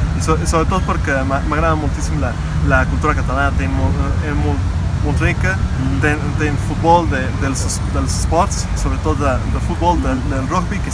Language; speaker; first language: Portuguese; non-native, learner; Spanish